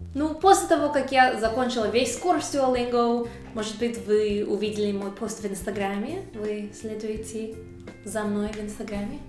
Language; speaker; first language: Russian; non-native, fluent; English